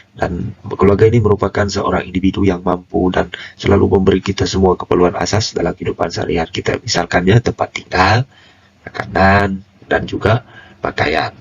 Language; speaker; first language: Malay; non-native, local second language; Iban